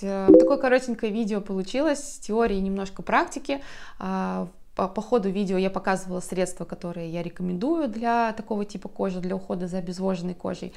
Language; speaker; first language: Russian; native; Russian